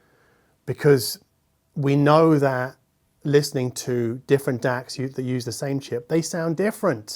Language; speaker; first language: English; native; English